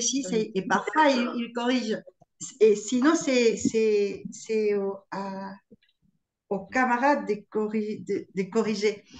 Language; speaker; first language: French; non-native, fluent; Spanish